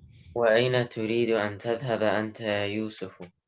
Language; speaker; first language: Arabic; non-native, learner; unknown